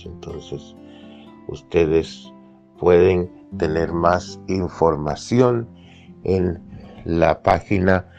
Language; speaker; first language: Spanish; native; Spanish